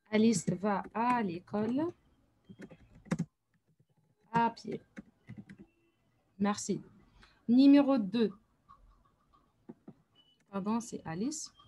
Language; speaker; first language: French; non-native, fluent; Arabic